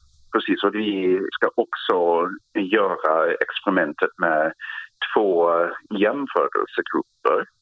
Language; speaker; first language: Swedish; non-native, fluent; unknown